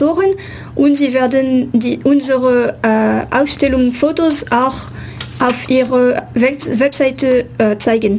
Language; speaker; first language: German; non-native, fluent; French